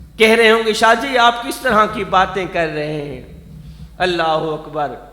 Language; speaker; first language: Urdu; non-native, local second language; Saraiki